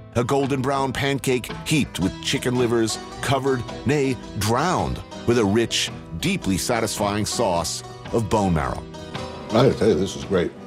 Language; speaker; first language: English; native; English